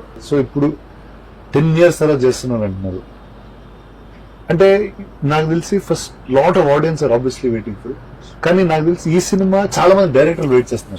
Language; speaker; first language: Telugu; native; Telugu